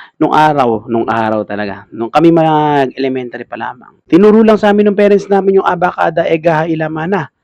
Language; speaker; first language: Filipino; native; Filipino